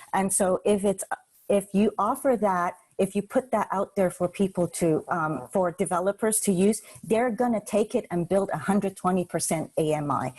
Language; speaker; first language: English; non-native, local second language; Cantonese